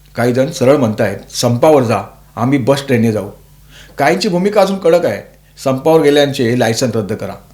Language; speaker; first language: Marathi; native; Marathi